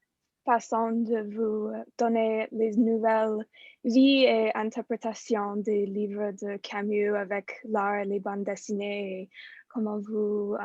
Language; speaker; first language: French; non-native, fluent; English